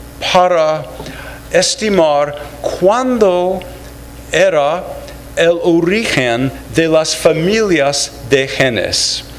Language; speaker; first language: Spanish; non-native, fluent; English